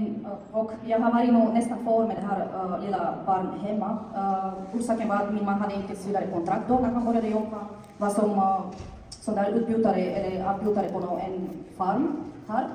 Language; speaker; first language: Swedish; non-native, fluent; Bulgarian